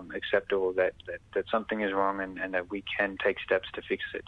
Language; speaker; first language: English; early bilingual, other home language; Punjabi